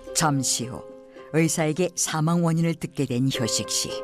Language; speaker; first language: Korean; native; Korean